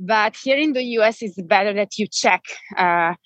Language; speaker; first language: English; non-native, fluent; Italian